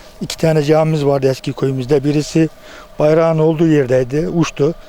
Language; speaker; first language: Turkish; native; Turkish